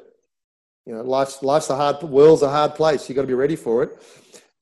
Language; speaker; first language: English; native; English